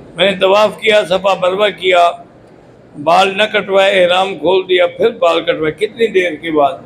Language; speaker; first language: Urdu; non-native, local second language; Punjabi